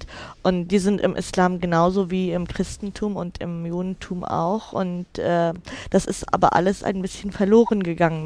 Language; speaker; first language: German; non-native, fluent; Arabic